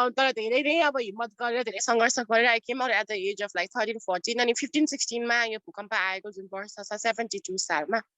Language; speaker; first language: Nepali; non-native, local second language; Newari